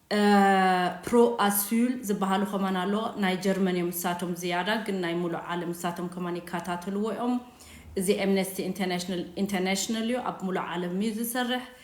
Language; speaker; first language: Tigrinya; native; Tigrinya